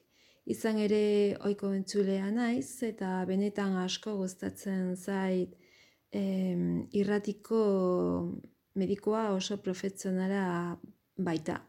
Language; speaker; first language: Basque; non-native, learner; Spanish